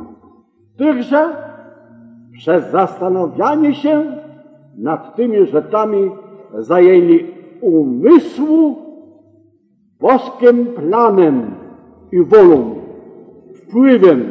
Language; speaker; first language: Polish; native; Polish